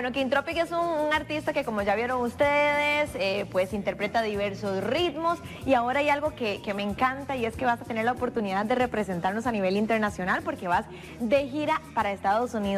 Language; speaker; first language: Spanish; native; Spanish